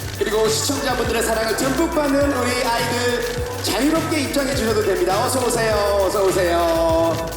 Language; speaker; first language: Korean; native; Korean